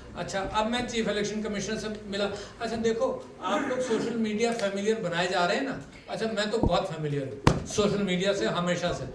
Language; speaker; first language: Urdu; native; Urdu